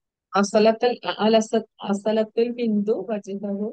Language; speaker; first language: Arabic; non-native, learner; Malayalam